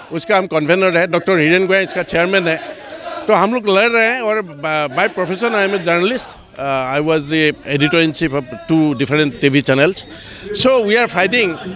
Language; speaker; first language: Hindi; non-native, local second language; Kok Borok